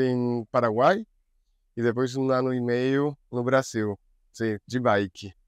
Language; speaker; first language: Portuguese; non-native, learner; Spanish